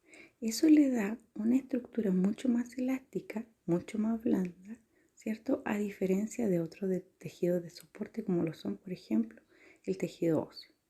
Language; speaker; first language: Spanish; native; Spanish